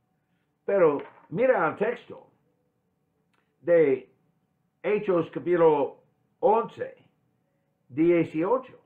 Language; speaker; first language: Spanish; non-native, fluent; English